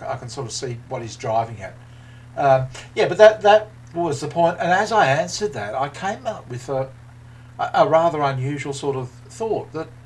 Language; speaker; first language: English; native; English